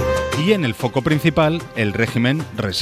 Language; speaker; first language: Spanish; native; Spanish